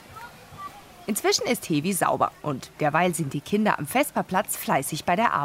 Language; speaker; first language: German; native; German